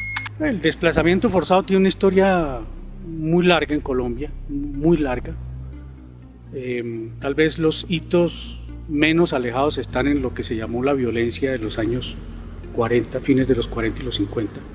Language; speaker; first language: Spanish; native; Spanish